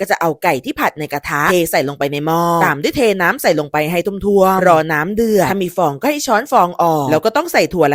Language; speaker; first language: Thai; native; Thai